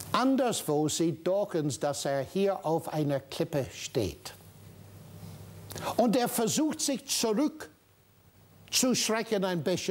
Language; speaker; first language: German; non-native, fluent; English